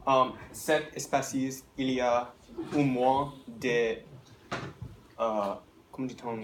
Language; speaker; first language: French; non-native, learner; English